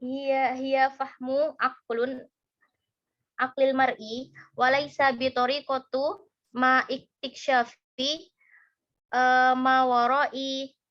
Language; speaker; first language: Arabic; non-native, learner; Indonesian